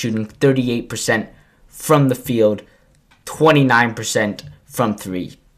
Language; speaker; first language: English; native; English